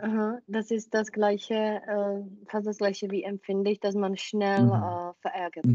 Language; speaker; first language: German; non-native, fluent; Czech